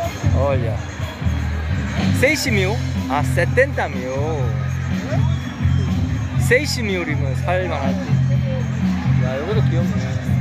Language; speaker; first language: Portuguese; non-native, learner; Korean